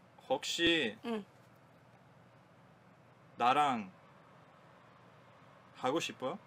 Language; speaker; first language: Korean; non-native, learner; Croatian